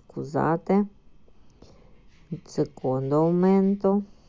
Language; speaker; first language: Italian; non-native, fluent; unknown